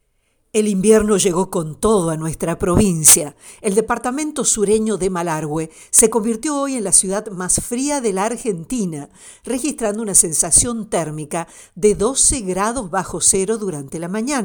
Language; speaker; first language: Spanish; native; Spanish